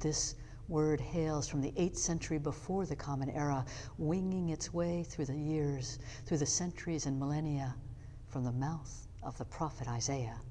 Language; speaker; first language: English; native; English